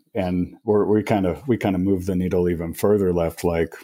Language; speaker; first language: English; native; English